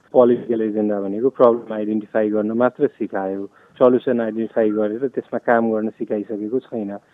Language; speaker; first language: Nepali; non-native, local second language; Maithili